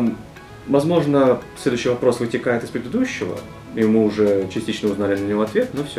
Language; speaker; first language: Russian; native; Russian